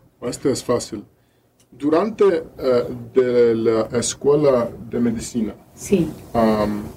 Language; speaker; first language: Spanish; non-native, learner; Russian